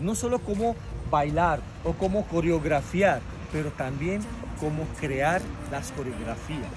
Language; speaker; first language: Spanish; non-native, fluent; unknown